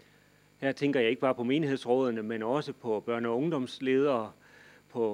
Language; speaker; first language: Danish; native; Danish